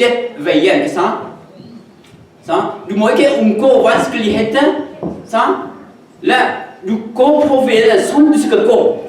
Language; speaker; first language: Norwegian; non-native, learner; Hakha Chin